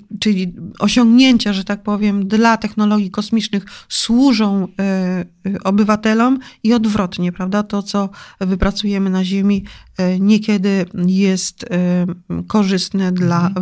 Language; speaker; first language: Polish; native; Polish